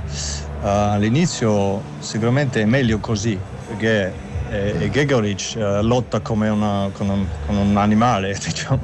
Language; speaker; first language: Italian; non-native, learner; German